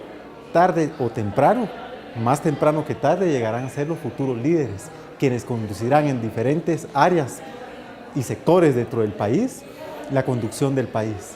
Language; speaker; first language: Spanish; native; Spanish